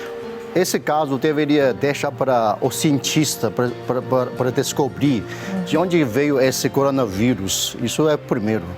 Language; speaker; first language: Portuguese; non-native, learner; Chinese